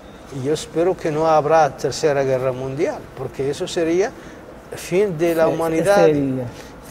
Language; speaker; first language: Spanish; non-native, local second language; Arabic